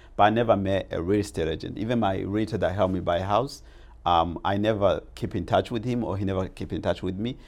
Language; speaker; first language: English; non-native, local second language; Rundi